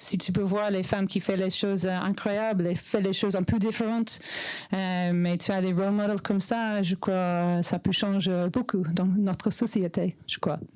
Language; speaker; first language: French; non-native, learner; English